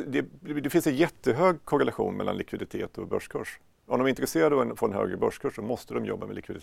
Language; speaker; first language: Swedish; native; Swedish